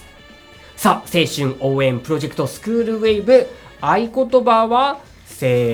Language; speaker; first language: Japanese; native; Japanese